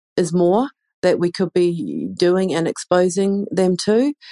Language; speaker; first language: English; native; English